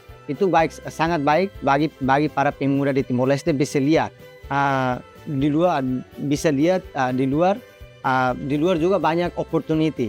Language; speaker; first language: Indonesian; non-native, fluent; Tetum